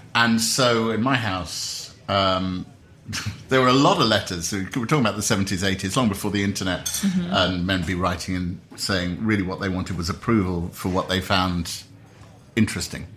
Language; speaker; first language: English; native; English